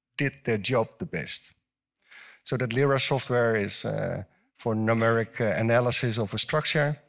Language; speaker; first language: English; non-native, fluent; Dutch